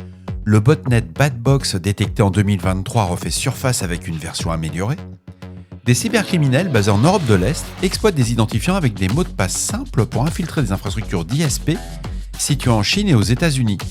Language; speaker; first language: French; native; French